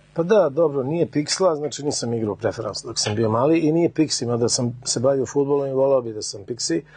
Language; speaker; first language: Serbian; native; Serbian